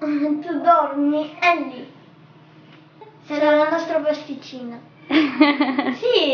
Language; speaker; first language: Italian; early bilingual, other home language; Russian